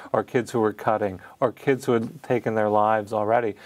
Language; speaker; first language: English; native; English